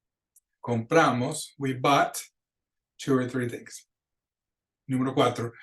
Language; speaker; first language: Spanish; non-native, fluent; English